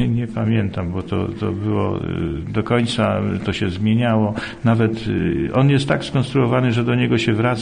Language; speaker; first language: Polish; native; Polish